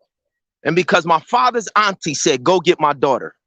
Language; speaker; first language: English; native; English